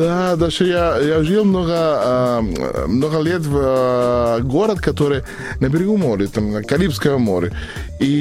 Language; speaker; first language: Russian; non-native, learner; Spanish